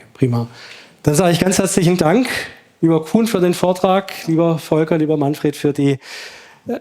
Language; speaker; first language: German; native; German